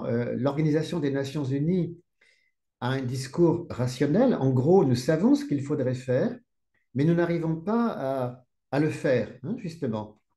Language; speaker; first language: French; native; French